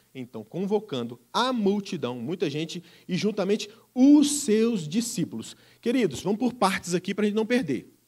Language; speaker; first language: Portuguese; native; Portuguese